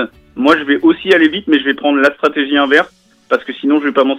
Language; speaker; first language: French; native; French